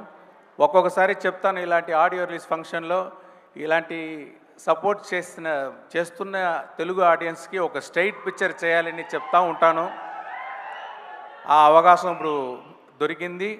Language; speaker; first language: Telugu; non-native, fluent; Tamil